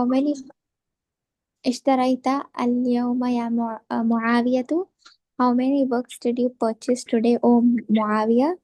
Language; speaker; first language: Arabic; non-native, learner; Urdu